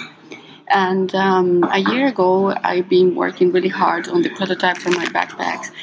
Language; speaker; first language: English; non-native, fluent; Spanish